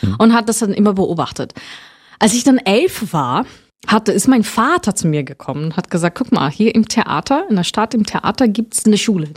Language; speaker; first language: German; non-native, fluent; Portuguese